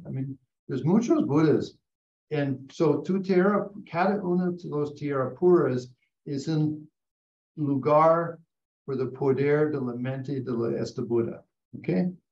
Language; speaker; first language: Spanish; non-native, learner; English